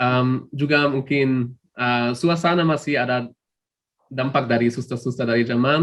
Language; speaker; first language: Indonesian; non-native, fluent; German